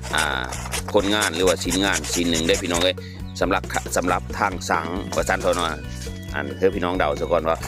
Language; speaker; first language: Thai; non-native, local second language; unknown